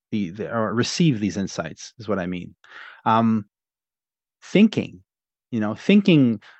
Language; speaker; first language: English; native; English